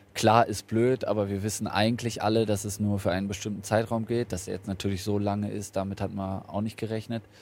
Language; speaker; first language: German; native; German